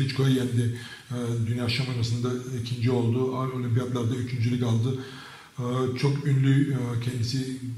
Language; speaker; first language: Turkish; early bilingual, heritage; Turkish